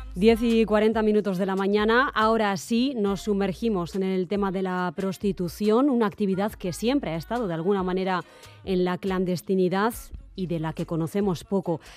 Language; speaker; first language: Spanish; native; Spanish